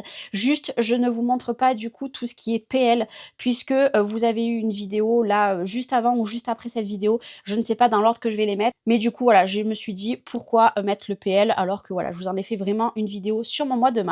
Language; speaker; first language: French; native; French